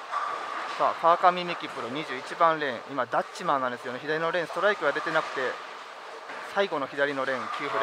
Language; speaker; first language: Japanese; native; Japanese